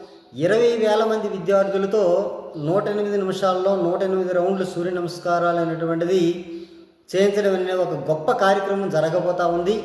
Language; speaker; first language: Telugu; native; Telugu